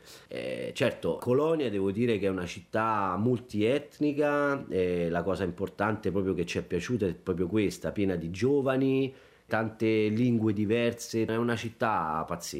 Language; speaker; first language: Italian; native; Italian